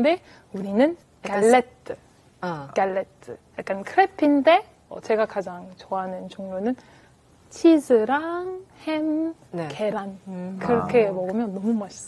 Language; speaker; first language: Korean; non-native, fluent; French